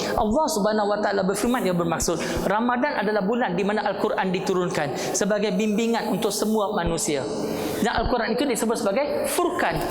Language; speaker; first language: Malay; non-native, local second language; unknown